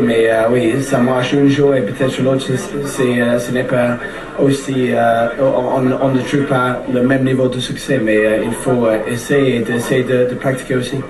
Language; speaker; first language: French; non-native, fluent; English